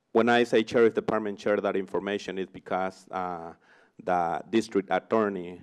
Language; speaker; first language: English; non-native, fluent; Spanish